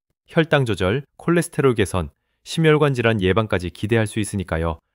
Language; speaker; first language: Korean; native; Korean